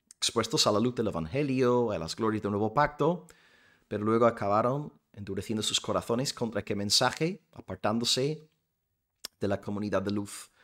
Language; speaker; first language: Spanish; non-native, fluent; English